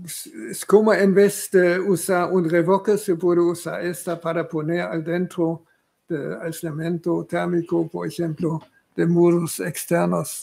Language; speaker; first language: Spanish; non-native, fluent; German